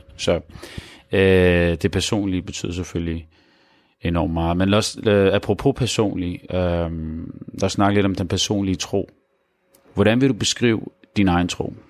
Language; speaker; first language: Danish; early bilingual, other home language; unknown